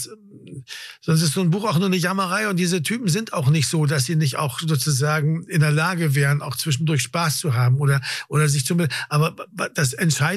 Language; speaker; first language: German; native; German